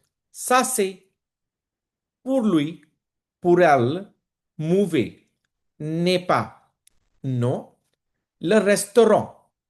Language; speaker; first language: French; non-native, fluent; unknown